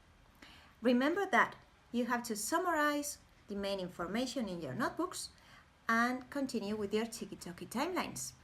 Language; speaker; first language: English; non-native, fluent; Spanish